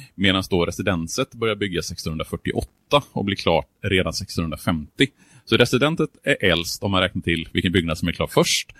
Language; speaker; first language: Swedish; native; Swedish